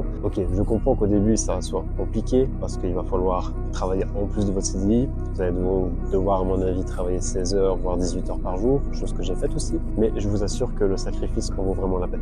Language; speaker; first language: French; native; French